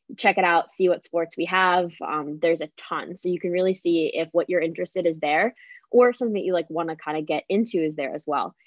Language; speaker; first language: English; native; English